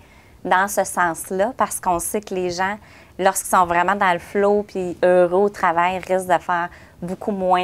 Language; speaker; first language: French; native; French